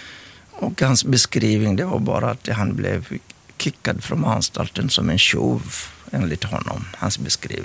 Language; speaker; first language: Swedish; non-native, local second language; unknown